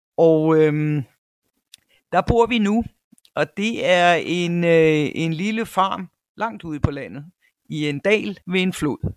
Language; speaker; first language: Danish; native; Danish